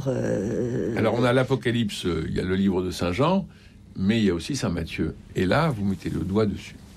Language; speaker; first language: French; native; French